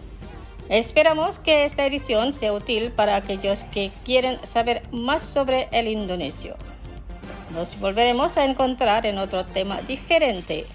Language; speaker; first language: Spanish; non-native, fluent; Indonesian